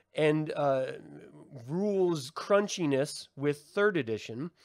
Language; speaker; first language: English; native; English